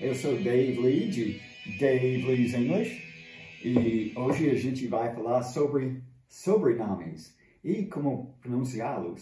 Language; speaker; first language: Portuguese; non-native, fluent; English